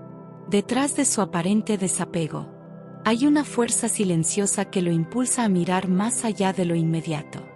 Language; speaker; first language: Spanish; native; Spanish